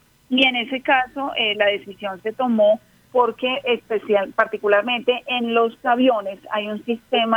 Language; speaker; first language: Spanish; native; Spanish